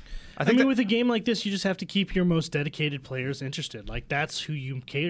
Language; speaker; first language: English; native; English